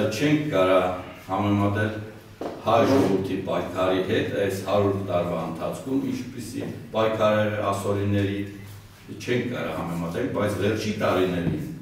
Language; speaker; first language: Armenian; non-native, local second language; Russian